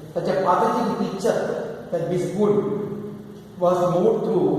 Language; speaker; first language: English; non-native, local second language; Malayalam